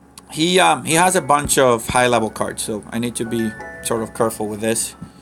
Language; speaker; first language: English; non-native, fluent; Spanish